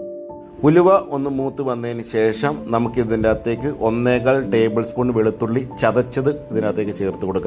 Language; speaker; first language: Malayalam; native; Malayalam